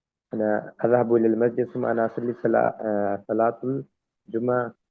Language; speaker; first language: Arabic; non-native, learner; Urdu